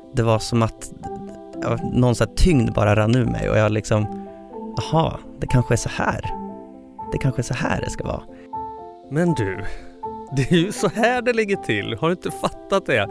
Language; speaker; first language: Swedish; native; Swedish